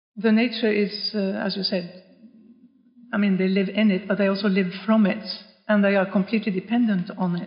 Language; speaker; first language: English; non-native, fluent; Norwegian